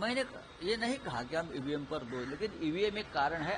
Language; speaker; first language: Hindi; non-native, local second language; Marathi